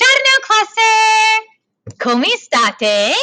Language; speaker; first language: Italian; non-native, fluent; English